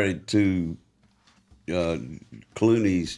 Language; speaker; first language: English; native; English